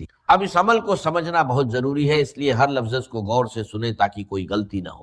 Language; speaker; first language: Urdu; native; Urdu